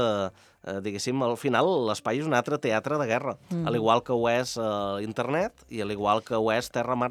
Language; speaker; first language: Catalan; native; Catalan